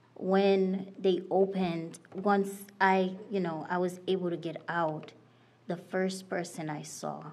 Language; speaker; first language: English; non-native, fluent; Haitian Creole